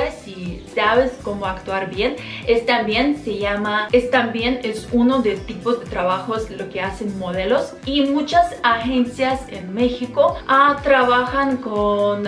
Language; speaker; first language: Spanish; non-native, fluent; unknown